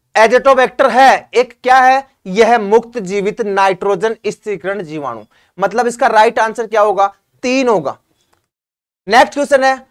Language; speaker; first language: Hindi; native; Hindi